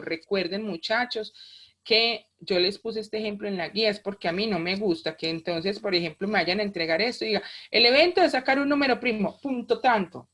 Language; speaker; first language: Spanish; native; Spanish